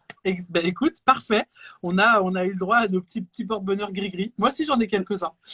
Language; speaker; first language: French; native; French